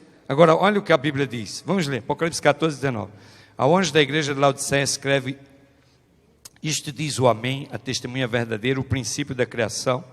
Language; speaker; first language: Portuguese; native; Portuguese